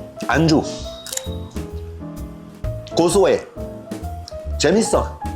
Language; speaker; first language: Korean; non-native, fluent; French